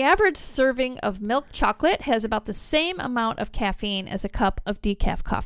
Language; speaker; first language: English; native; English